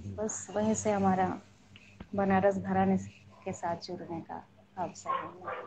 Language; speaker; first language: Hindi; non-native, local second language; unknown